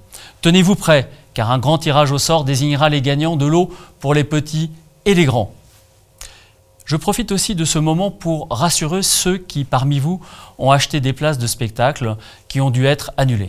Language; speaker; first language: French; native; French